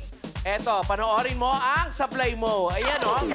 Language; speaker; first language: Filipino; native; Filipino